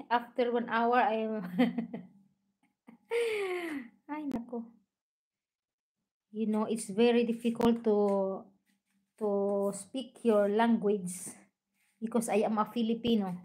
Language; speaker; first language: English; non-native, learner; Filipino